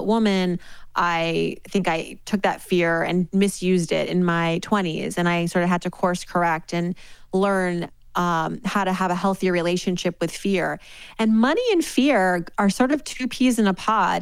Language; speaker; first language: English; native; English